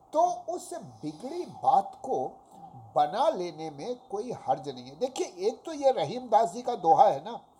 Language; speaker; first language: Hindi; native; Hindi